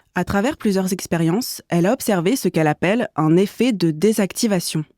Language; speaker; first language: French; native; French